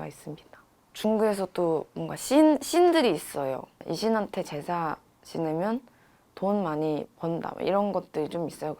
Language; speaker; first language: Korean; non-native, fluent; Chinese